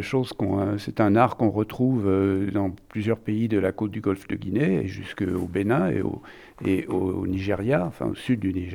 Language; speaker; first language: French; native; French